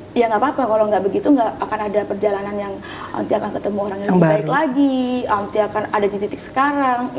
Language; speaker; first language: Indonesian; native; Indonesian